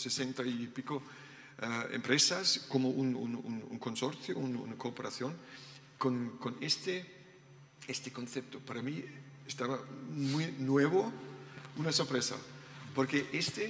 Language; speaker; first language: Spanish; non-native, learner; German